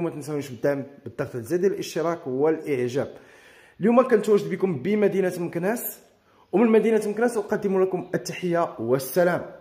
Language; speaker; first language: Arabic; native; Arabic